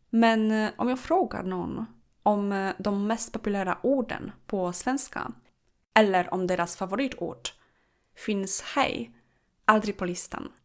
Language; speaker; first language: Swedish; non-native, fluent; Polish